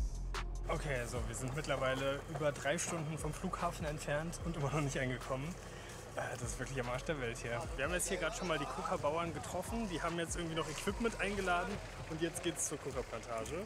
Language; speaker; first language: German; native; German